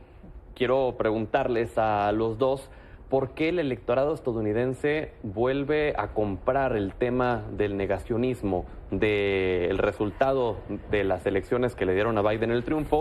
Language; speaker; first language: Spanish; native; Spanish